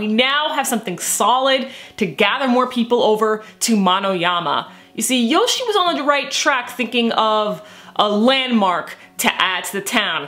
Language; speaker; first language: English; native; English